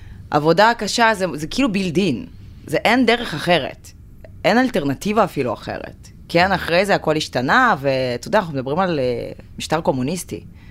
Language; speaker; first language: Hebrew; non-native, fluent; Russian